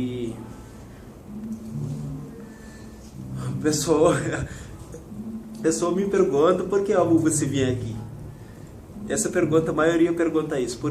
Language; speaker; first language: Portuguese; non-native, learner; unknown